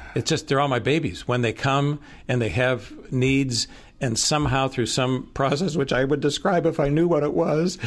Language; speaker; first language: English; native; English